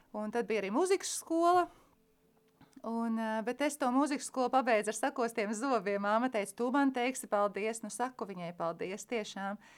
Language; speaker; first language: Latvian; native; Latvian